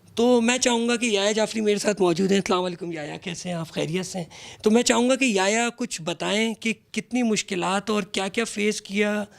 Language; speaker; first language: Urdu; native; Urdu